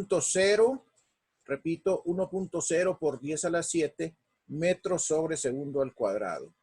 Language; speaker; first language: Spanish; native; Spanish